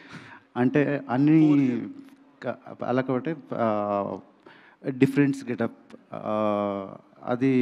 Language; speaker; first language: Telugu; non-native, local second language; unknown